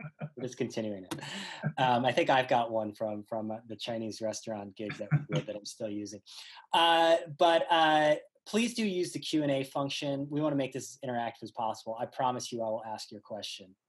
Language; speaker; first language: English; native; English